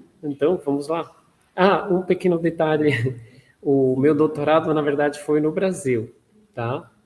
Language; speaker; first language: Portuguese; non-native, fluent; Catalan